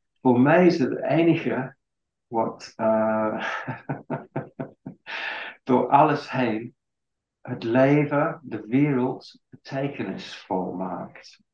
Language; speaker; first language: Dutch; non-native, fluent; English